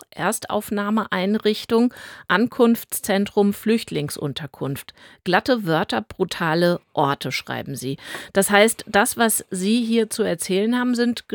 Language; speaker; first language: German; native; German